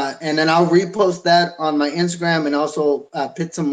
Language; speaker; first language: English; native; English